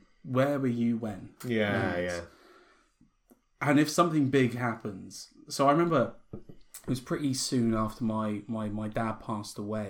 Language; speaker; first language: English; native; English